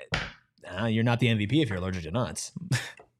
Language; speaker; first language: English; native; English